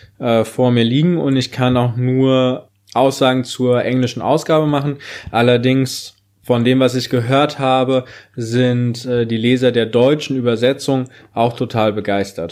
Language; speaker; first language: German; native; German